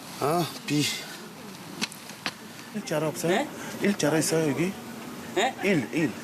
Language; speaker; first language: Korean; non-native, learner; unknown